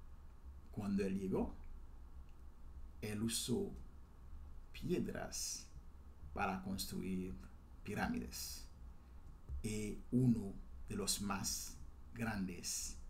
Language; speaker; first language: Spanish; non-native, fluent; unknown